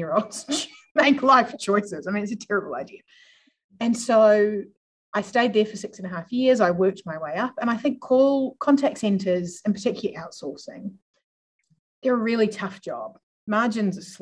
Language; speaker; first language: English; native; English